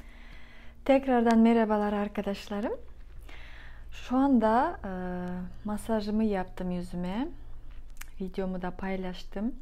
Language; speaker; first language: Turkish; non-native, fluent; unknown